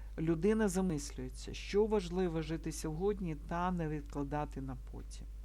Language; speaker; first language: Ukrainian; non-native, local second language; Russian